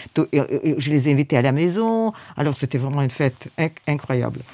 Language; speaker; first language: French; non-native, fluent; Russian